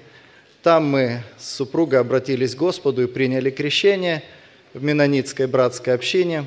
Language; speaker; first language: Russian; native; Russian